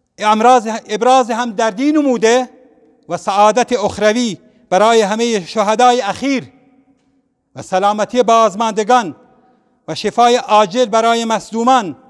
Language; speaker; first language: Persian; non-native, local second language; Central Kurdish